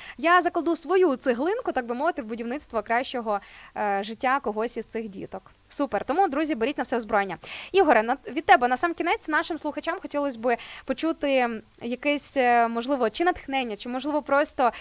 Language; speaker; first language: Ukrainian; native; Ukrainian